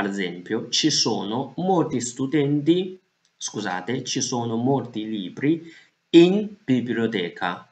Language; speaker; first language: Italian; non-native, fluent; Chinese